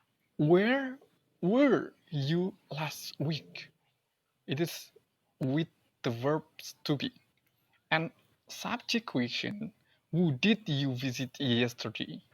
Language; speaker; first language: English; non-native, learner; Indonesian